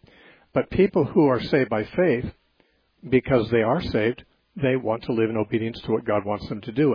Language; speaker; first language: English; native; English